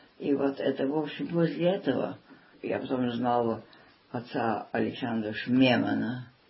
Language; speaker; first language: Russian; early bilingual, heritage; Russian